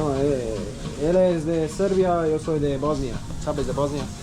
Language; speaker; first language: Spanish; non-native, learner; Bosnian